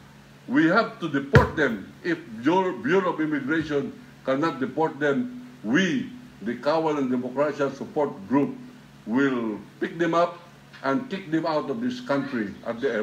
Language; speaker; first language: English; non-native, local second language; Filipino